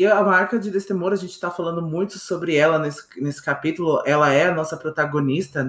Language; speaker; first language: Portuguese; native; Portuguese